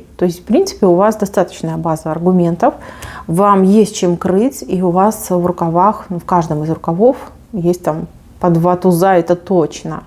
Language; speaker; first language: Russian; native; Russian